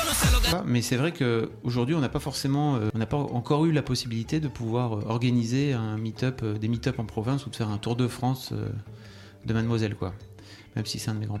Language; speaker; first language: French; native; French